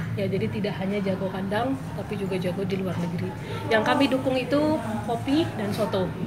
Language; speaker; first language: Indonesian; native; Indonesian